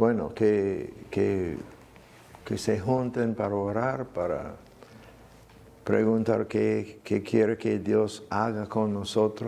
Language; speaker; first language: Spanish; non-native, fluent; English